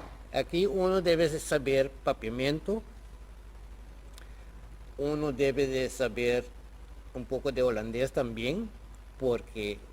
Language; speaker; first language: Spanish; non-native, fluent; Papiamento